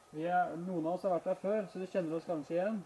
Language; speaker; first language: Norwegian; native; Norwegian